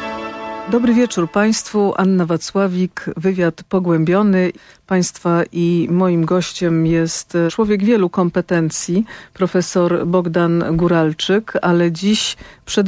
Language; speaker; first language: Polish; native; Polish